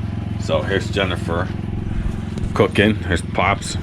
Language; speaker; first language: English; native; English